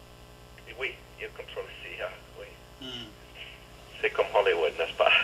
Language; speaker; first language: French; non-native, learner; English